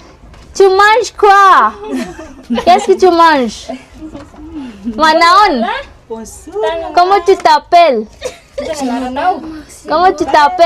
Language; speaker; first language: French; non-native, learner; Telugu